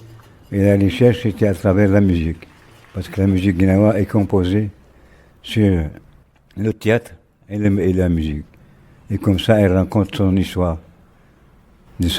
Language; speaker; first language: French; non-native, local second language; Arabic